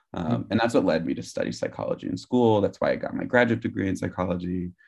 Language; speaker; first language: English; native; English